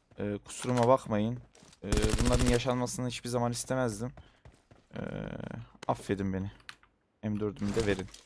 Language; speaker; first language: Turkish; native; Turkish